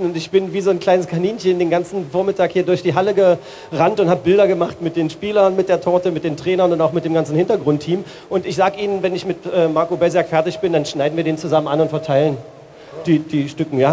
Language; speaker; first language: German; native; German